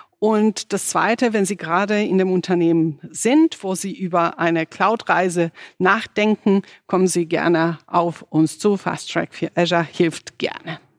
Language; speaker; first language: German; non-native, fluent; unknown